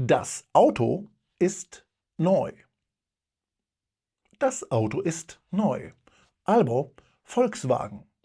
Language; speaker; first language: German; non-native, fluent; Polish